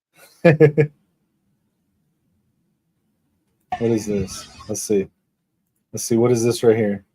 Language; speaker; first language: English; native; English